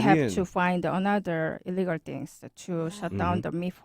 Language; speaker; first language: English; non-native, learner; Korean